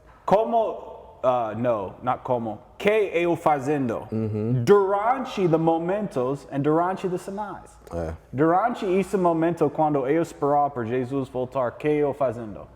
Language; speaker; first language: Portuguese; non-native, learner; English